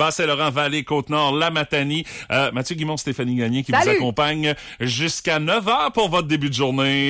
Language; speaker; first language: French; native; French